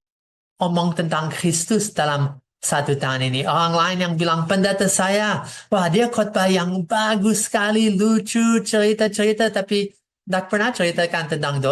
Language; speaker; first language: Indonesian; non-native, fluent; English